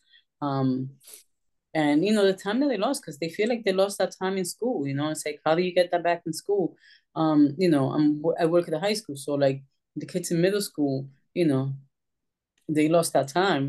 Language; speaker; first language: English; early bilingual, other home language; Spanish